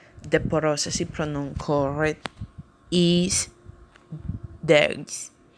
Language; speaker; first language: English; non-native, learner; Spanish